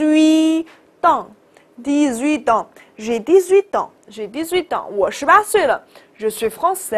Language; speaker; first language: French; non-native, fluent; Chinese